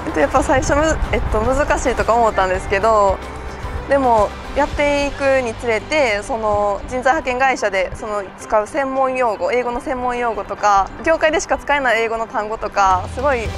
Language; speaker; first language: Japanese; native; Japanese